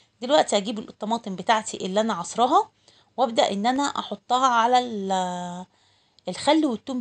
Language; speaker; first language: Arabic; native; Arabic